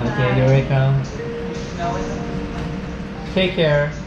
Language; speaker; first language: English; non-native, learner; Korean